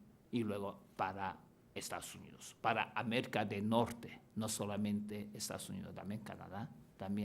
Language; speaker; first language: Spanish; non-native, fluent; Chinese